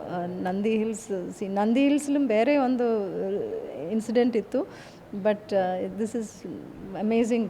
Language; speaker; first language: Kannada; early bilingual, heritage; English